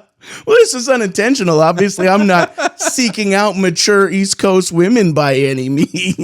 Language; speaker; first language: English; native; English